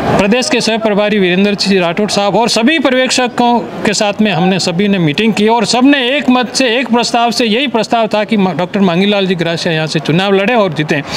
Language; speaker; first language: Hindi; native; Hindi